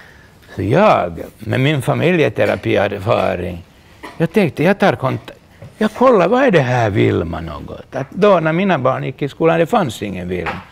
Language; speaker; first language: Swedish; non-native, local second language; Finnish